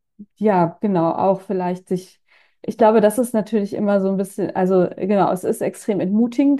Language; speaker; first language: German; native; German